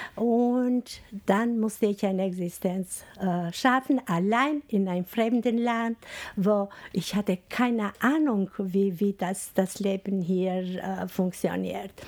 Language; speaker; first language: German; non-native, fluent; Albanian